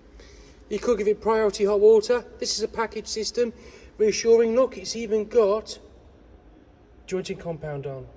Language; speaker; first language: English; native; English